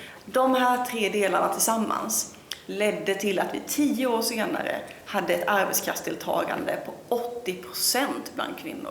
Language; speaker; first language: Swedish; native; Swedish